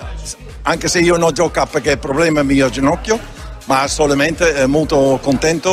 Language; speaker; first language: Italian; non-native, learner; Dutch